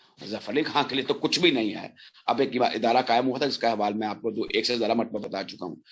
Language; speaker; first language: Urdu; non-native, local second language; Punjabi